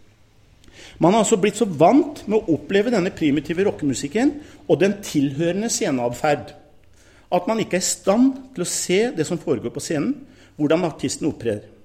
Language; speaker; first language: Norwegian; native; Norwegian